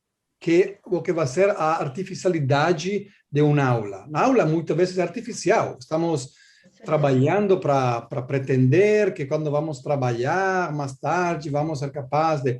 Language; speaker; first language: Portuguese; non-native, learner; Italian